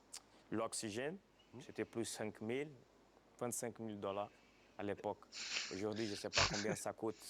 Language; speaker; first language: French; non-native, fluent; Portuguese